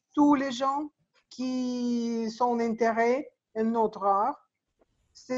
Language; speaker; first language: French; non-native, learner; Russian